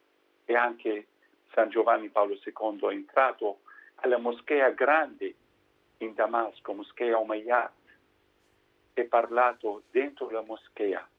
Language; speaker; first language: Italian; non-native, fluent; Arabic